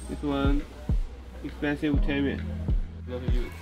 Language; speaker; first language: English; non-native, learner; Chinese